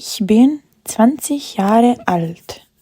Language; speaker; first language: German; non-native, fluent; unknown